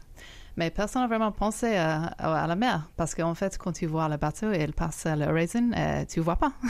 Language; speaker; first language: French; non-native, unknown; English